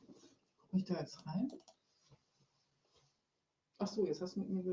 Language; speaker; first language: German; native; German